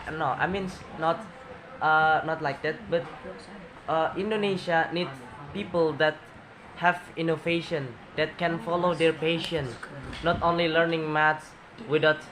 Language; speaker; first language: English; non-native, learner; Indonesian